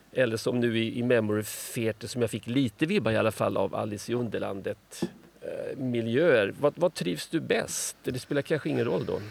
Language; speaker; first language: Swedish; native; Swedish